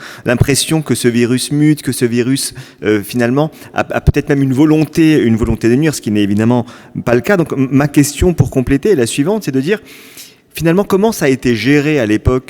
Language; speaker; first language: French; native; French